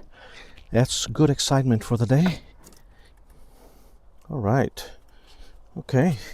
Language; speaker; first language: English; native; English